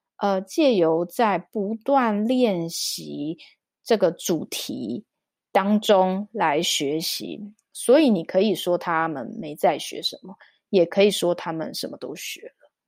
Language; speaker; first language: Chinese; native; Chinese